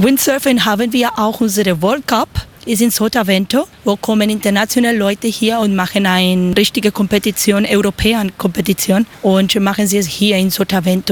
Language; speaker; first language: German; non-native, learner; Spanish